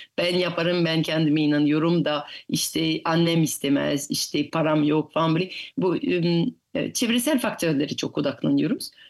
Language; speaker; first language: Turkish; non-native, fluent; French